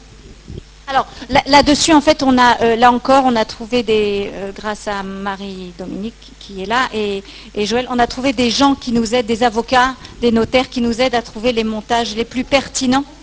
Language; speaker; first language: French; native; French